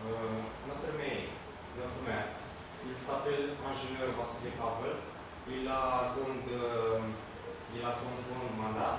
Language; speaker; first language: French; non-native, learner; Romanian